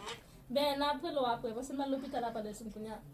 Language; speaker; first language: French; non-native, learner; Haitian Creole